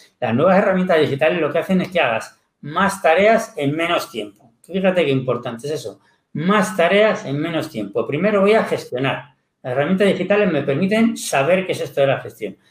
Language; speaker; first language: Spanish; native; Spanish